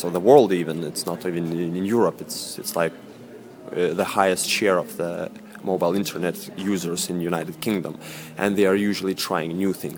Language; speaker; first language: English; non-native, fluent; Lithuanian